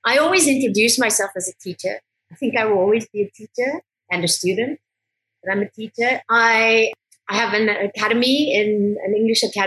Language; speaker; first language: English; native; English